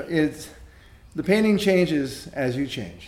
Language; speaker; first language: English; native; English